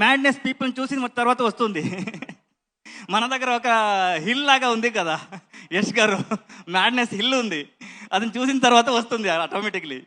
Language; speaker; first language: Telugu; non-native, learner; Kannada